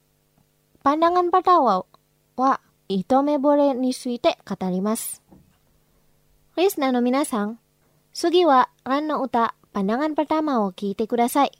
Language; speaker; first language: Japanese; non-native, fluent; Indonesian